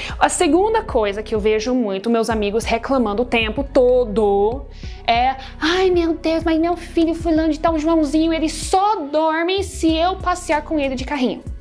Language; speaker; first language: Portuguese; non-native, fluent; English